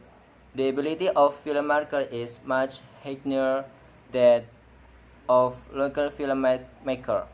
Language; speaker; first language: English; non-native, learner; Indonesian